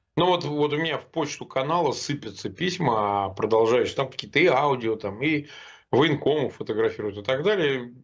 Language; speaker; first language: Russian; native; Russian